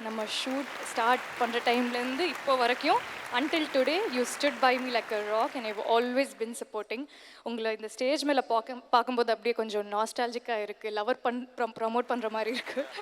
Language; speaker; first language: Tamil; non-native, fluent; Telugu